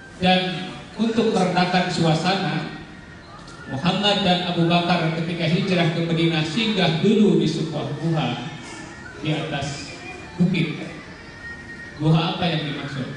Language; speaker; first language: Indonesian; native; Indonesian